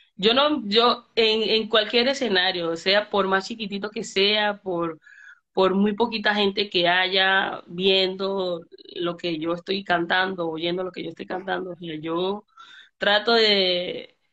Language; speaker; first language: Spanish; native; Spanish